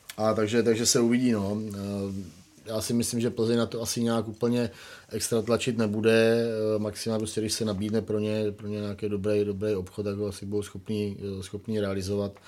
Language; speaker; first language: Czech; native; Czech